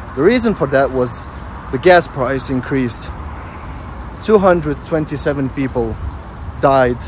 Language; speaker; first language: English; non-native, fluent; Lithuanian